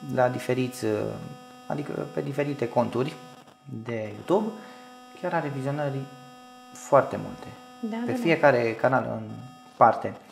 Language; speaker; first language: Romanian; native; Romanian